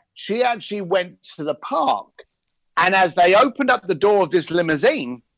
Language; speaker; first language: English; native; English